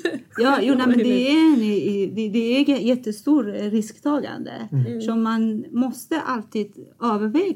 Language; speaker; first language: Swedish; non-native, fluent; Persian